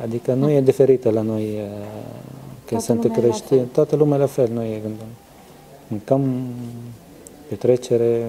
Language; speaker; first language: Romanian; non-native, learner; Arabic